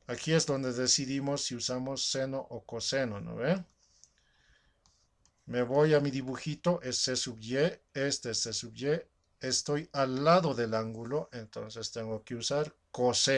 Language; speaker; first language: Spanish; native; Spanish